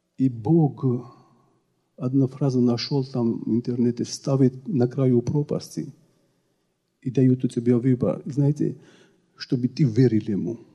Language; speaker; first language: Russian; non-native, local second language; Georgian